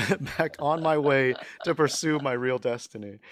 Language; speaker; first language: English; early bilingual, other home language; Chinese